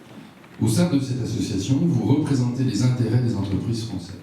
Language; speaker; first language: French; native; French